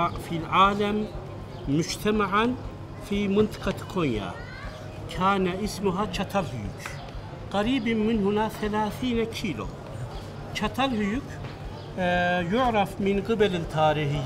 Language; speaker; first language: Arabic; non-native, fluent; Turkish